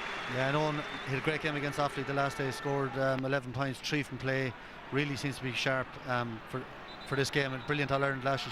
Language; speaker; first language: English; native; English